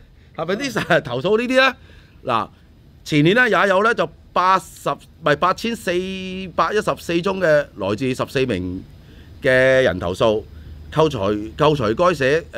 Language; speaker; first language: Cantonese; native; Cantonese